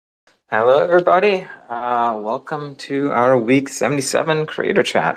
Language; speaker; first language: English; native; English